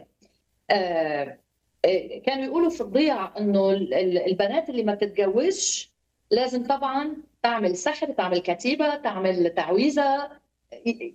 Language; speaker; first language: Arabic; native; Arabic